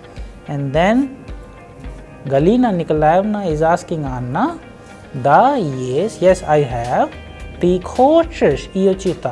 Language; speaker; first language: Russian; non-native, fluent; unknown